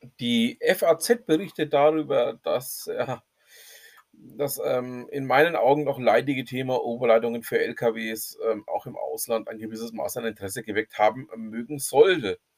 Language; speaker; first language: German; native; German